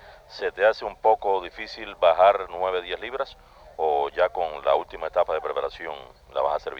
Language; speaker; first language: Spanish; native; Spanish